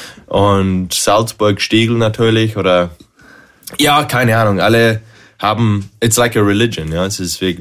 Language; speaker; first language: German; non-native, fluent; English